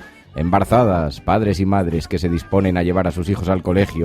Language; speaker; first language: Spanish; native; Spanish